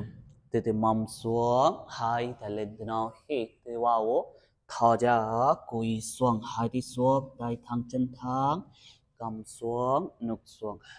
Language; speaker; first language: Vietnamese; non-native, learner; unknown